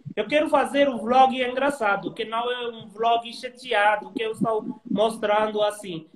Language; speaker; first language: Portuguese; non-native, learner; Hindi